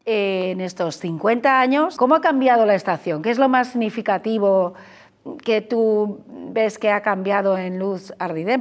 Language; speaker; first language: Spanish; native; Spanish